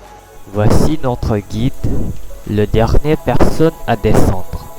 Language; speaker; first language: French; non-native, learner; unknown